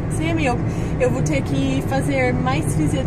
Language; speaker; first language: Portuguese; non-native, fluent; English